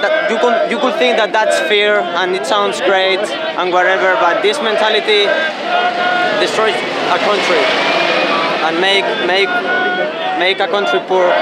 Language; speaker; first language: English; non-native, fluent; Spanish